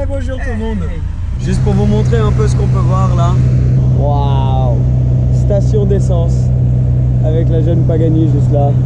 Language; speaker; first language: French; native; French